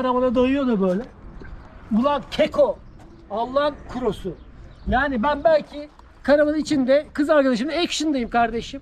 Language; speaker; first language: Turkish; native; Turkish